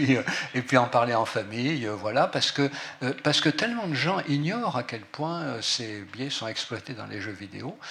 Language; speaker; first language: French; native; French